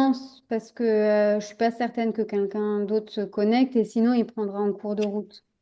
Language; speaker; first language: French; native; French